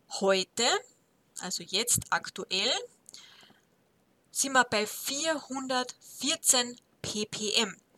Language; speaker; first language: German; native; German